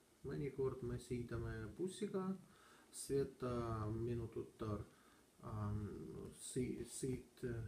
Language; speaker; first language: Estonian; non-native, learner; Russian